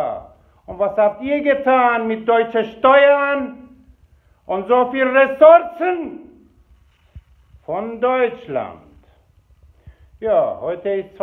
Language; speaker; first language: German; non-native, fluent; Persian